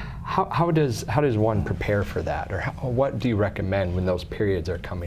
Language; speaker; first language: English; native; English